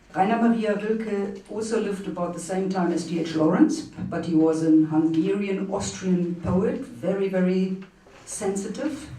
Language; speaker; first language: English; non-native, fluent; German